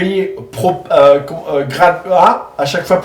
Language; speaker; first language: French; native; French